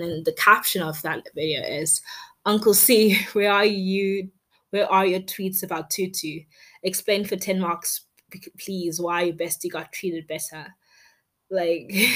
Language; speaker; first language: English; native; English